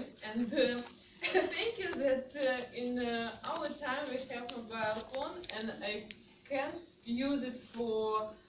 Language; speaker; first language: English; non-native, learner; Russian